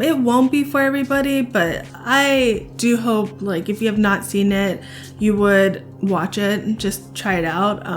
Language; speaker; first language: English; native; English